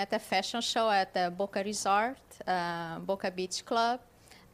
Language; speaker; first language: English; non-native, fluent; German